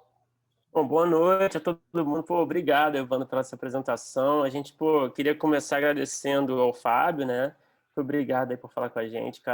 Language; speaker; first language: Portuguese; native; Portuguese